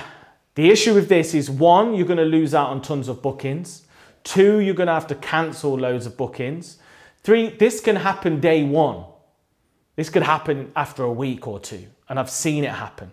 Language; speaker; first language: English; native; English